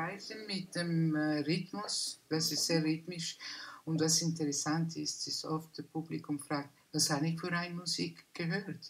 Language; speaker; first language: German; non-native, learner; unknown